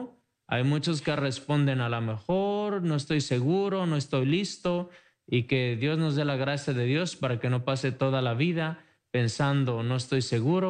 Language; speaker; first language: Spanish; native; Spanish